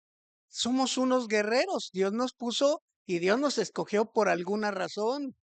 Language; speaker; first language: Spanish; native; Spanish